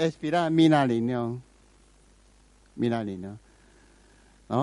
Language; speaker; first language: Spanish; non-native, learner; Chinese